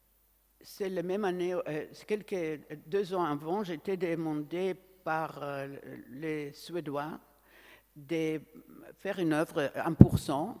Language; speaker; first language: French; non-native, fluent; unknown